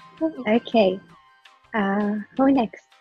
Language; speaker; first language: English; non-native, learner; Arabic